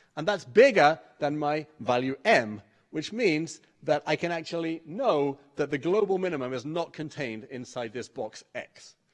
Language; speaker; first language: English; native; English